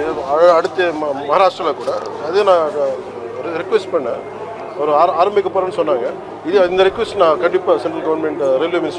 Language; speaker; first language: Tamil; non-native, learner; Telugu